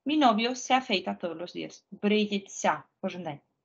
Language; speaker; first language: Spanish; non-native, fluent; Ukrainian